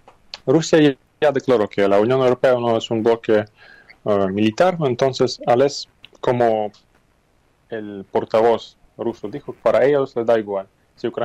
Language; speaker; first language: Spanish; non-native, fluent; Ukrainian